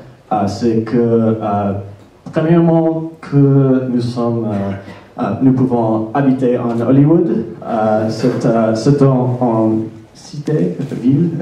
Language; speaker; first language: French; non-native, learner; English